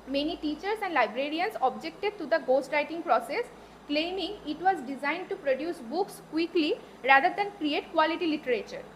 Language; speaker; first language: English; non-native, local second language; Bangla